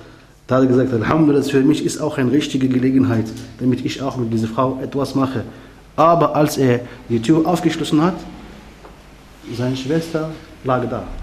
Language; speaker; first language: German; non-native, learner; Arabic